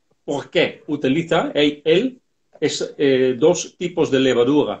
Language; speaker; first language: Spanish; non-native, fluent; Dutch